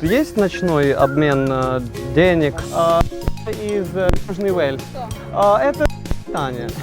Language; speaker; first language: Russian; native; Russian